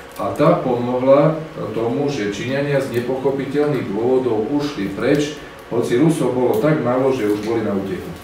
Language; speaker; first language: Slovak; native; Slovak